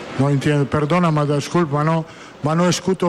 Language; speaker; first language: Portuguese; non-native, fluent; Italian